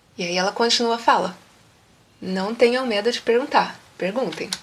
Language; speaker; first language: Portuguese; native; Portuguese